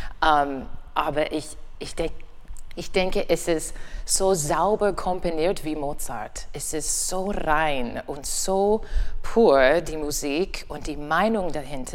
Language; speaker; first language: German; non-native, learner; English